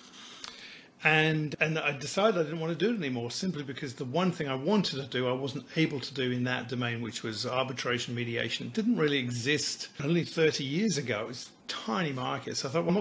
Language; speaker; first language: English; native; English